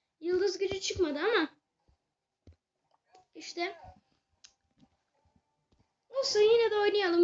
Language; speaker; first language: Turkish; native; Turkish